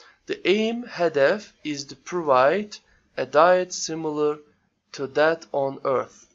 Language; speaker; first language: English; non-native, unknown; Turkish